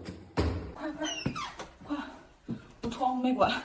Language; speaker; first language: Chinese; native; Chinese